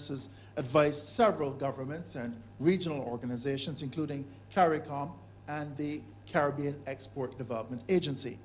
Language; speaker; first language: English; native; English